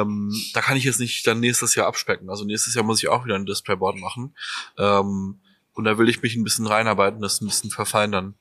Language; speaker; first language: German; native; German